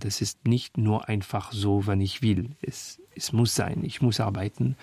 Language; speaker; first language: German; non-native, fluent; French